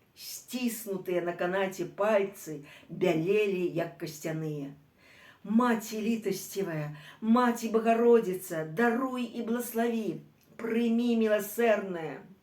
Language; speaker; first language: Belarusian; native; Belarusian